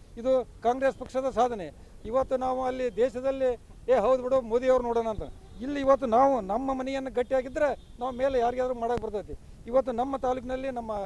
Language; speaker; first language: Kannada; native; Kannada